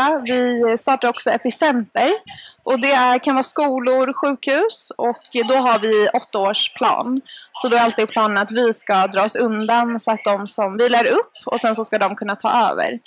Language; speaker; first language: Swedish; native; Swedish